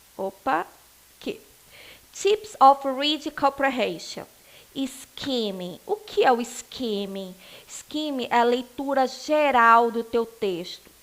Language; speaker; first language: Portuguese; native; Portuguese